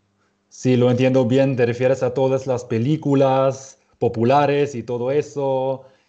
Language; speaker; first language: Spanish; non-native, fluent; German